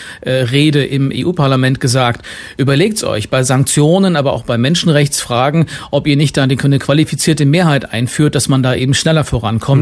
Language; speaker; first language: German; native; German